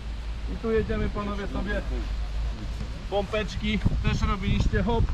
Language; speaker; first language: Polish; native; Polish